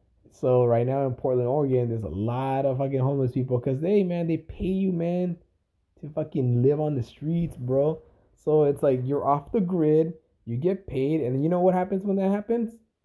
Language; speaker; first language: English; early bilingual, other home language; Spanish